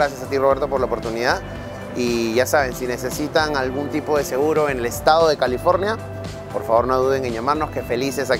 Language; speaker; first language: Spanish; native; Spanish